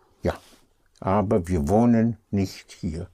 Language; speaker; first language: German; non-native, fluent; English